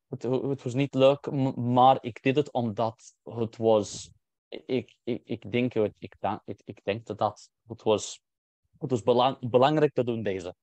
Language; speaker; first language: Dutch; non-native, learner; English